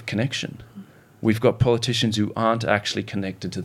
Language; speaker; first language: English; native; English